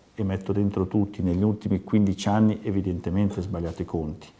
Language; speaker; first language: Italian; native; Italian